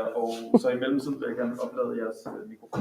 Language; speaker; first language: Danish; native; Danish